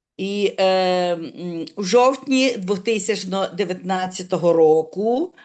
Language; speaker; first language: Ukrainian; native; Ukrainian